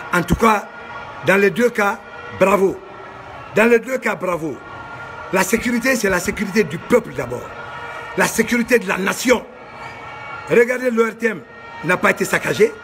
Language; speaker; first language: French; non-native, local second language; Bambara